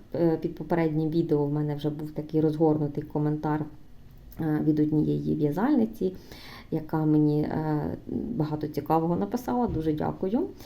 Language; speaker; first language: Ukrainian; non-native, local second language; Russian